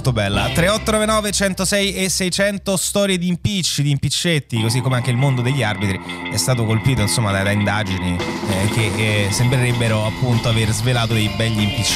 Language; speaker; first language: Italian; native; Italian